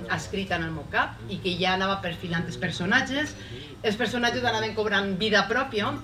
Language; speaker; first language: Catalan; native; Catalan